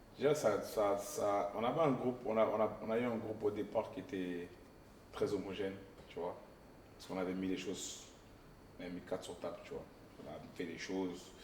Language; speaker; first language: French; early bilingual, other home language; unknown